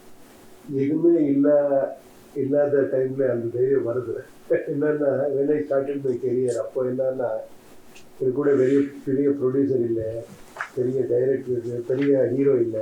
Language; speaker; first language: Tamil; non-native, learner; Kannada